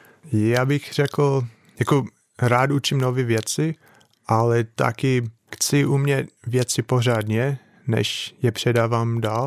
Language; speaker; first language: Czech; non-native, fluent; English